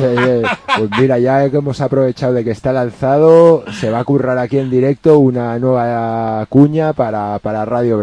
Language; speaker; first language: Spanish; native; Spanish